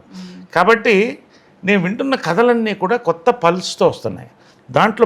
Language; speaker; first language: Telugu; native; Telugu